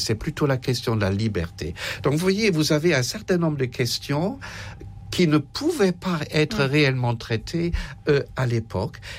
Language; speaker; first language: French; non-native, fluent; German